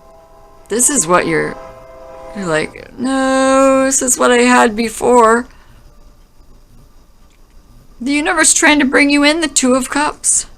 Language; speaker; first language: English; native; English